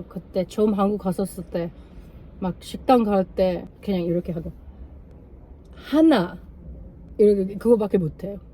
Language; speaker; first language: Korean; non-native, learner; English